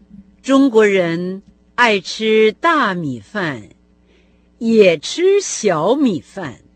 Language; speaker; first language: Chinese; non-native, fluent; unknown